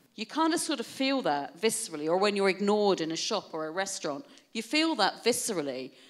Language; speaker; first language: English; native; English